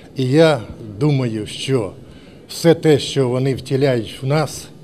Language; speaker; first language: Ukrainian; native; Ukrainian